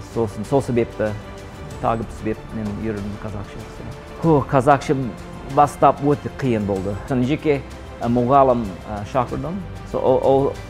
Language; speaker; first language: Kazakh; non-native, learner; English